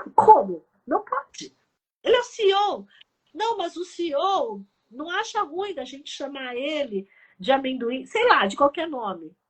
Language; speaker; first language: Portuguese; early bilingual, other home language; Chinese